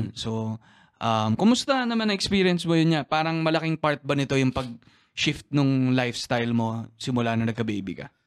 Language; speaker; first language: Filipino; native; Filipino